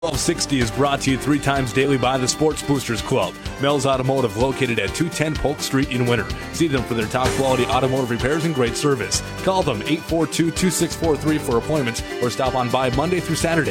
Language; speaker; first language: English; native; English